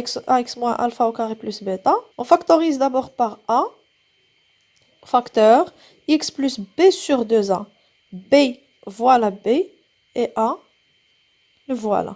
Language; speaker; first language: French; non-native, local second language; Arabic